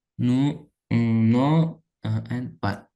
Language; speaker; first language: English; non-native, learner; Uzbek